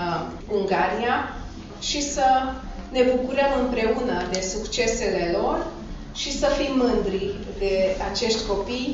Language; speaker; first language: Romanian; early bilingual, heritage; Romanian